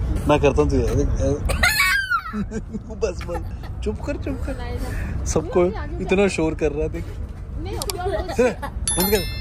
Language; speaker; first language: Hindi; native; Hindi